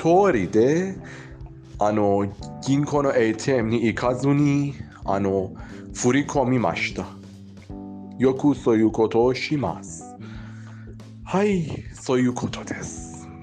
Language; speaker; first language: Japanese; non-native, learner; Persian